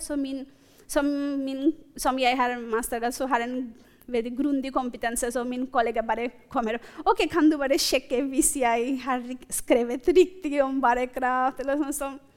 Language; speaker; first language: Norwegian; non-native, fluent; Bangla